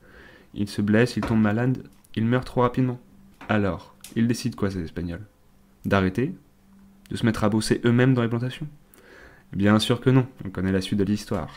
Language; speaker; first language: French; native; French